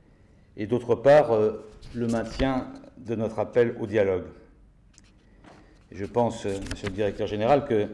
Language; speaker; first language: French; native; French